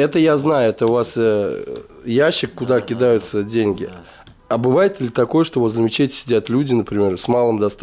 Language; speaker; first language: Russian; native; Russian